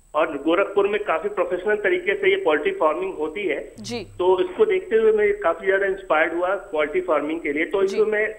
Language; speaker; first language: Hindi; native; Hindi